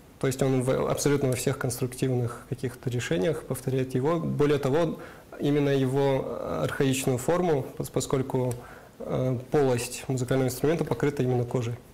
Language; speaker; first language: Russian; non-native, local second language; Karachay-Balkar